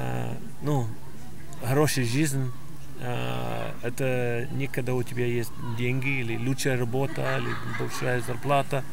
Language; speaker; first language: Russian; non-native, fluent; English